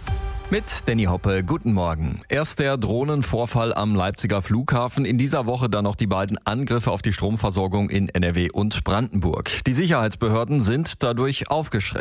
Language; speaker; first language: German; native; German